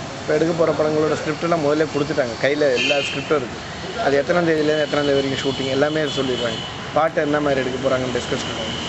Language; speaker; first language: Tamil; non-native, local second language; Malayalam